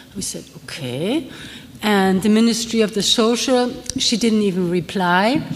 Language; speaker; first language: English; non-native, fluent; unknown